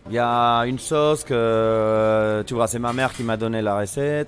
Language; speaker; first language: French; non-native, fluent; Spanish